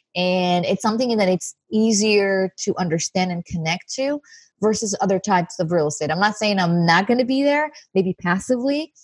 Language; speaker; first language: English; non-native, fluent; Hebrew